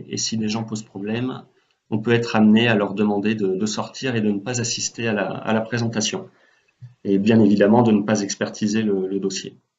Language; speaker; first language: French; native; French